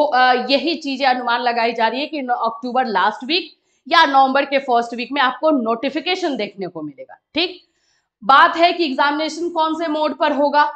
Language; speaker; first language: Hindi; native; Hindi